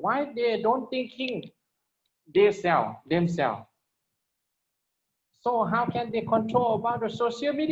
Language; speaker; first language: English; non-native, learner; Lao